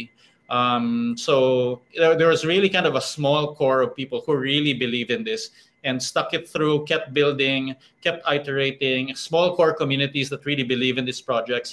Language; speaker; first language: English; non-native, local second language; Filipino